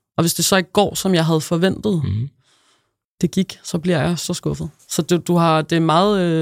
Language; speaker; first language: Danish; native; Danish